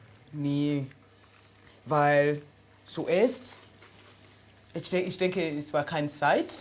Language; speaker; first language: German; non-native, learner; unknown